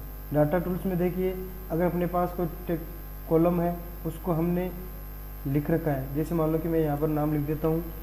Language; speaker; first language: Hindi; native; Hindi